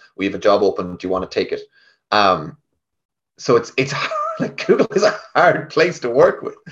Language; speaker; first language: English; native; English